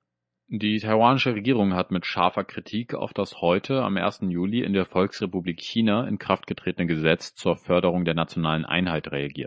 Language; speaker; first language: German; native; German